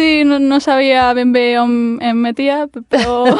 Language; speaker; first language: Catalan; non-native, local second language; Spanish